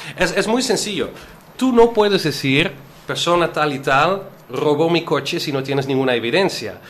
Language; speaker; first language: Spanish; non-native, fluent; Dutch